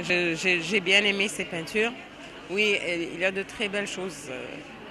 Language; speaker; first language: French; non-native, fluent; Arabic